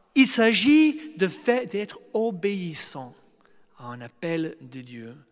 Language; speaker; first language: French; non-native, fluent; English